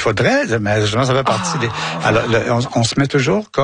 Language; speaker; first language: French; native; French